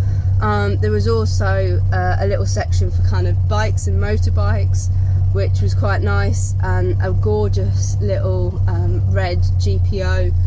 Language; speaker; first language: English; native; English